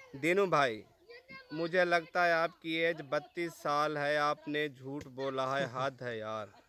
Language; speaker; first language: Urdu; non-native, local second language; Saraiki